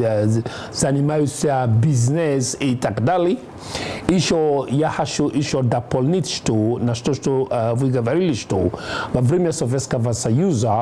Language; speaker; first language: Russian; non-native, learner; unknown